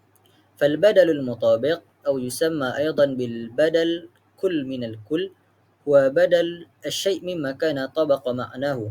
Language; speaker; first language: Arabic; non-native, learner; Malay